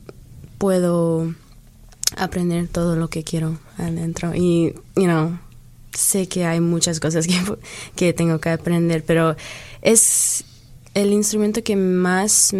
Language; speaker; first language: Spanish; early bilingual, heritage; English